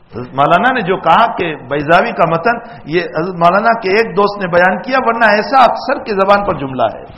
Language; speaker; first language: Urdu; non-native, local second language; Gujarati